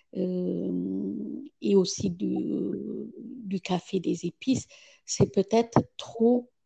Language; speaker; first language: French; non-native, fluent; Amharic